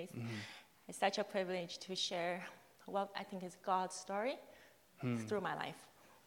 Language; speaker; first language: English; non-native, fluent; Chinese